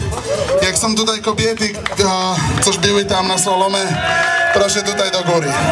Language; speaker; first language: Polish; non-native, learner; Slovak